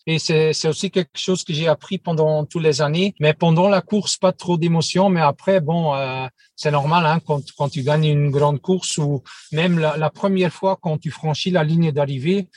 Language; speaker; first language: French; non-native, local second language; Dutch